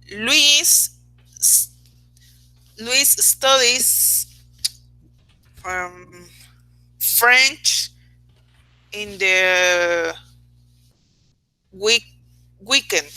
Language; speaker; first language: English; non-native, learner; Spanish